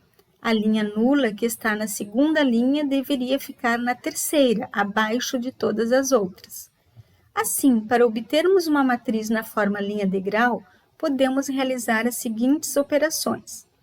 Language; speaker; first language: Portuguese; native; Portuguese